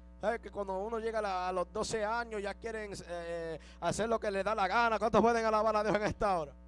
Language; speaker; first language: Spanish; early bilingual, heritage; Spanish